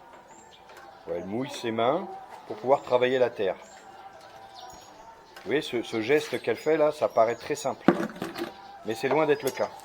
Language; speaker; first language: French; native; French